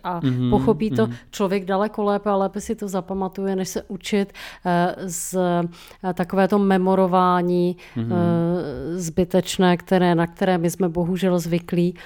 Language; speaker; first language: Czech; native; Czech